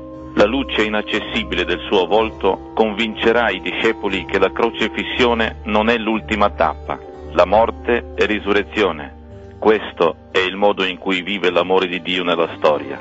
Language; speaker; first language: Italian; native; Italian